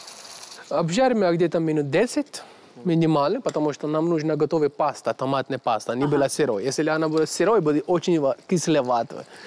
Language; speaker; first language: Russian; non-native, learner; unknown